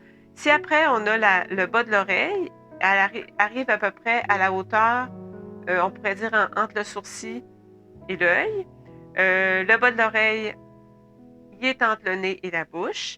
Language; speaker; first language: French; native; French